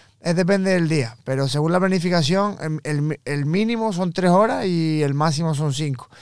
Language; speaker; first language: Spanish; native; Spanish